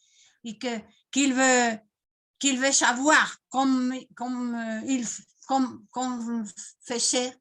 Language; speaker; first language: French; non-native, fluent; Spanish